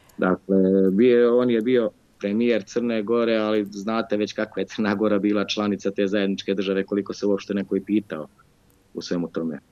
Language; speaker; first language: Bosnian; native; Bosnian